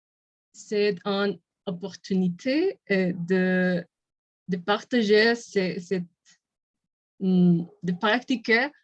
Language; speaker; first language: French; non-native, learner; Spanish